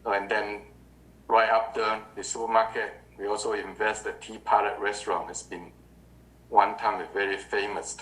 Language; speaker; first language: English; non-native, learner; Vietnamese